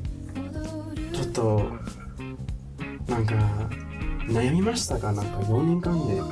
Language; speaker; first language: Japanese; non-native, learner; English